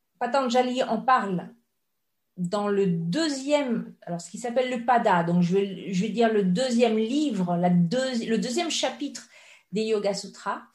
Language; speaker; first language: French; native; French